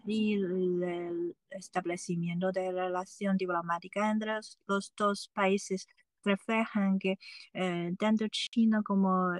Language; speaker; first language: Spanish; non-native, fluent; Chinese